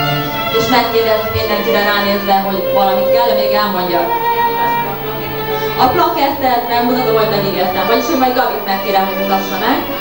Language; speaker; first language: Hungarian; native; Hungarian